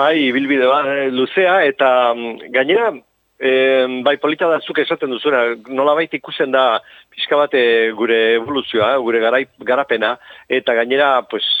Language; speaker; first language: Basque; non-native, local second language; Spanish